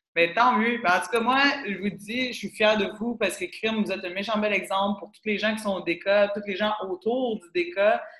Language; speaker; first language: French; native; French